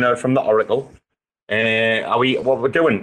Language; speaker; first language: English; native; English